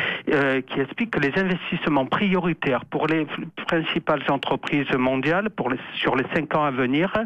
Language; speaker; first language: French; native; French